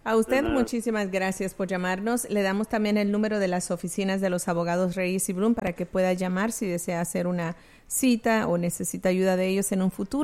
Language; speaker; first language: Spanish; native; Spanish